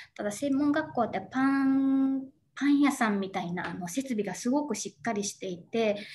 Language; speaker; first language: Japanese; native; Japanese